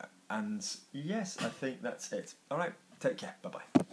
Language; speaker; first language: English; native; English